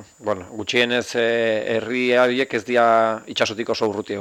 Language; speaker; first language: Basque; native; Basque